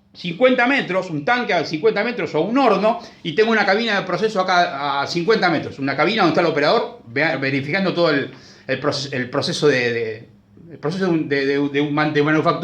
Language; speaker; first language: Spanish; native; Spanish